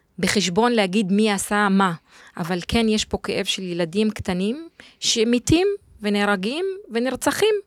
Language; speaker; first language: Hebrew; non-native, local second language; Arabic